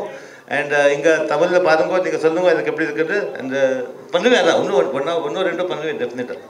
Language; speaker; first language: Tamil; early bilingual, heritage; Tamil